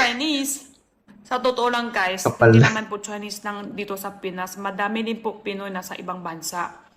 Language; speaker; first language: Filipino; non-native, learner; Chinese